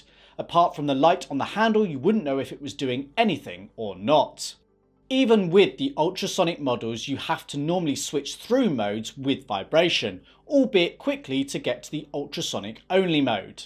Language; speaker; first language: English; native; English